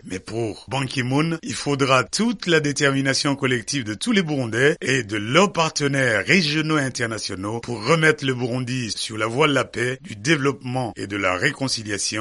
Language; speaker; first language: French; non-native, local second language; Rundi